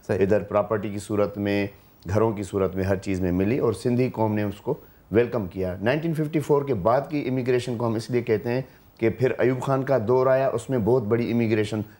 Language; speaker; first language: Urdu; non-native, local second language; Sindhi